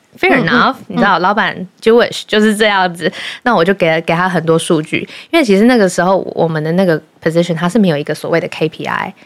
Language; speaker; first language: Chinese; early bilingual, heritage; Chinese